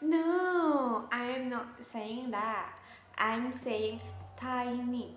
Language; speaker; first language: English; non-native, learner; Indonesian